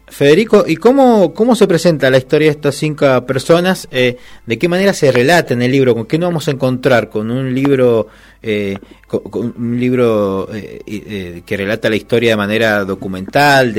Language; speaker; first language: Spanish; native; Spanish